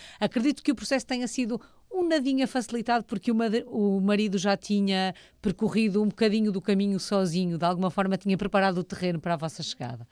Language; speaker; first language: Portuguese; native; Portuguese